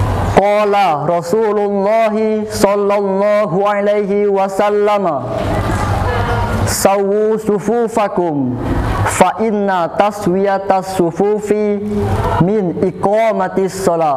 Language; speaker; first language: Arabic; non-native, learner; Indonesian